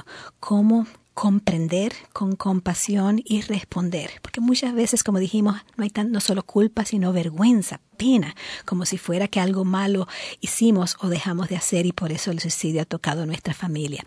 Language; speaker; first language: Spanish; native; Spanish